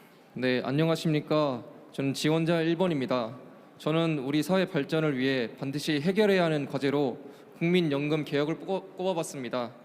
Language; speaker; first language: Korean; native; Korean